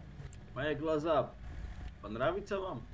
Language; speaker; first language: Russian; non-native, learner; Czech